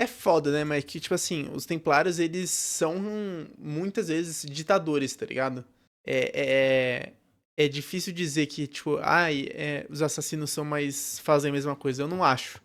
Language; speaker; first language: Portuguese; native; Portuguese